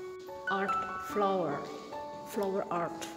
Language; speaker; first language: English; non-native, learner; Indonesian